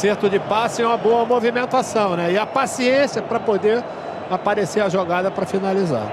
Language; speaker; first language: Portuguese; native; Portuguese